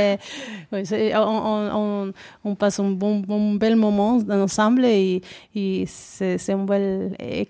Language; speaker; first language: French; non-native, learner; Spanish